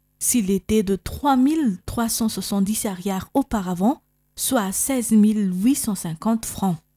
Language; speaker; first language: French; non-native, local second language; Malagasy